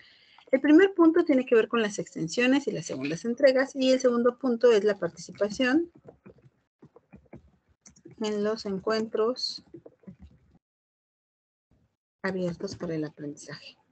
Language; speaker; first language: Spanish; native; Spanish